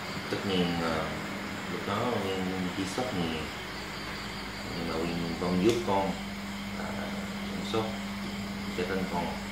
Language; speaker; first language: Vietnamese; non-native, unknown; Korean